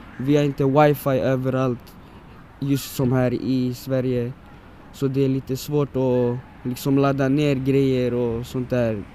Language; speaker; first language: Swedish; early bilingual, other home language; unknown